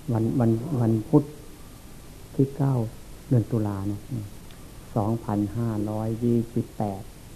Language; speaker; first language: Thai; non-native, local second language; Lao